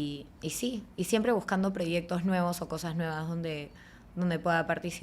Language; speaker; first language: Spanish; native; Spanish